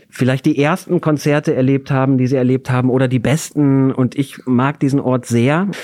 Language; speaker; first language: German; native; German